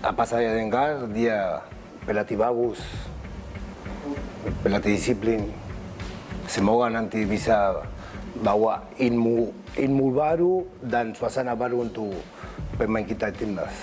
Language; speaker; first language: Indonesian; non-native, fluent; Spanish